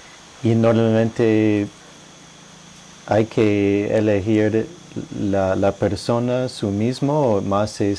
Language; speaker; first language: Spanish; non-native, fluent; English